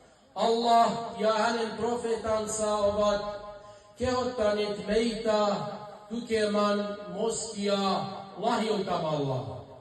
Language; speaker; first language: Finnish; non-native, fluent; Arabic